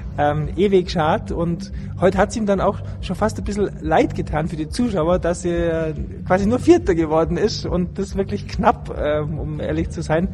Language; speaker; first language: German; native; German